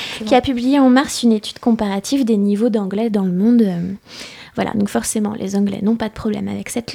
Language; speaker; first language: French; native; French